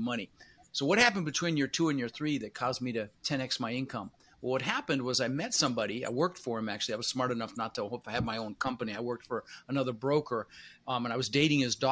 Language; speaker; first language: English; early bilingual, other home language; Dutch